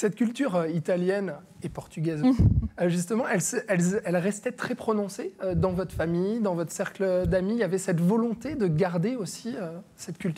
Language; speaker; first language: French; native; French